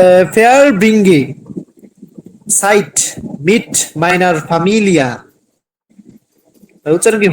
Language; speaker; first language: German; non-native, learner; Bangla